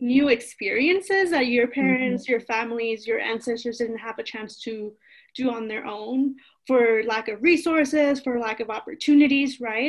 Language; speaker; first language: English; early bilingual, other home language; Spanish